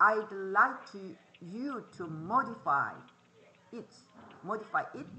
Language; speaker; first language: English; non-native, fluent; Korean